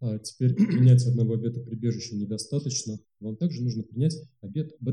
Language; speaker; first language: Russian; native; Russian